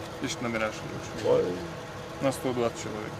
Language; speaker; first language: Russian; non-native, local second language; Chechen